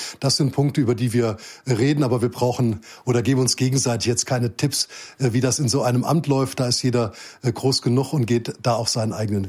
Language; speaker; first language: German; native; German